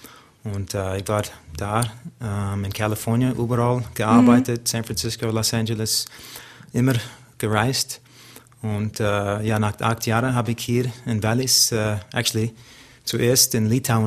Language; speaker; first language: German; non-native, learner; English